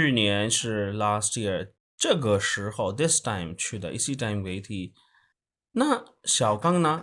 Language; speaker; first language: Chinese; non-native, fluent; Urdu